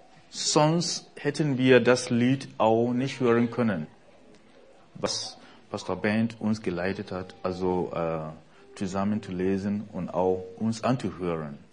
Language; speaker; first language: German; non-native, fluent; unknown